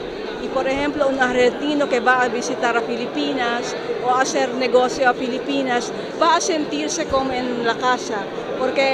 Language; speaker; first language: Spanish; non-native, fluent; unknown